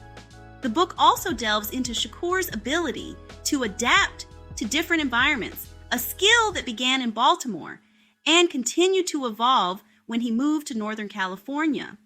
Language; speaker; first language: English; native; English